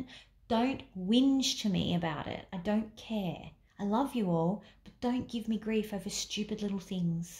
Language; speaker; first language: English; native; English